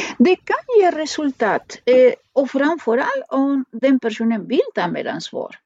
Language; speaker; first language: Swedish; non-native, fluent; Spanish